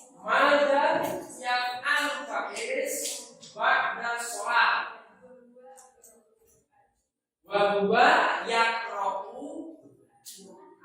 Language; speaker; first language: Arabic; non-native, fluent; Indonesian